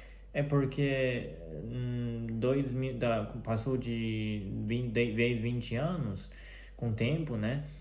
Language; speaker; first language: Portuguese; non-native, fluent; Chinese